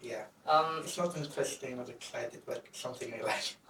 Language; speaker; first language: English; non-native, fluent; Arabic